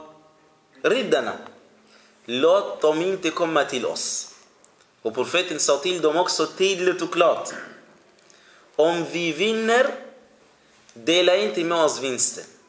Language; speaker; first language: Swedish; early bilingual, other home language; Arabic